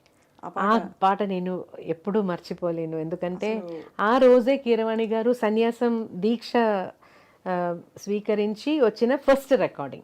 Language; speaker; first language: Telugu; non-native, local second language; Malayalam